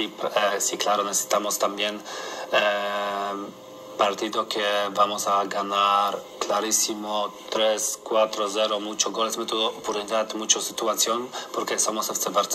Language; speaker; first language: Spanish; non-native, learner; Polish